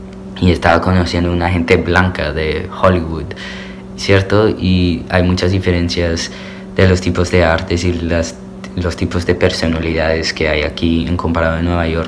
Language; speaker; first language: Spanish; early bilingual, heritage; Spanish